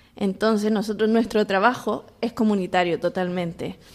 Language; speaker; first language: Spanish; native; Spanish